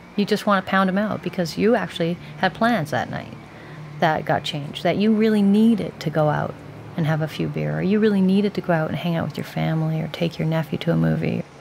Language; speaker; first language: English; native; English